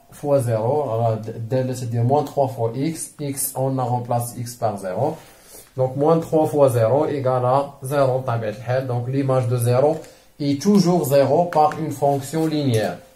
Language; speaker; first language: French; non-native, local second language; Arabic